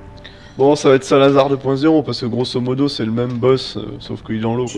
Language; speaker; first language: French; native; French